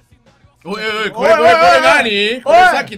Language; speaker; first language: Japanese; non-native, learner; Spanish